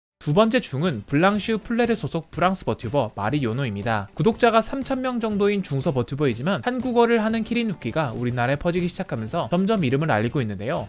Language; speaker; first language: Korean; native; Korean